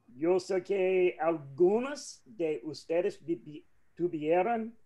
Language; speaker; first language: Spanish; non-native, fluent; English